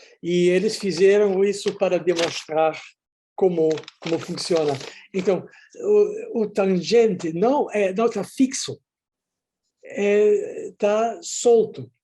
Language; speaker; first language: Portuguese; non-native, fluent; Dutch